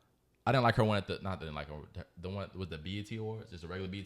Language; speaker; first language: English; native; English